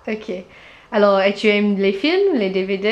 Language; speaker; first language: French; non-native, fluent; English